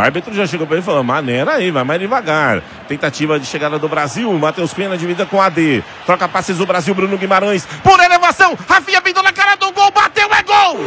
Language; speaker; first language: Portuguese; native; Portuguese